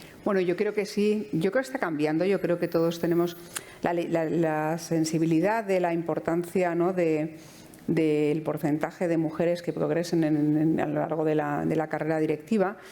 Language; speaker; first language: Spanish; native; Spanish